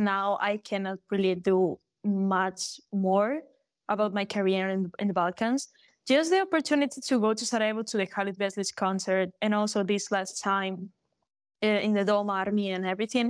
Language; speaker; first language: English; non-native, fluent; Galician